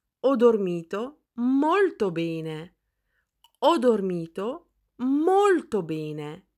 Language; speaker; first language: Italian; non-native, fluent; Arabic